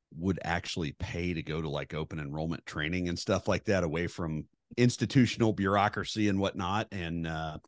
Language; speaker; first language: English; native; English